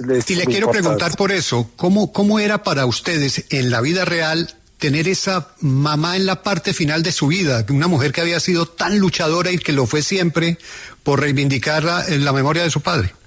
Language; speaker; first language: Spanish; native; Spanish